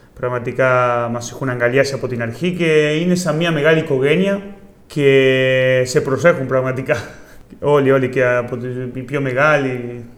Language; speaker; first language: Greek; non-native, fluent; Spanish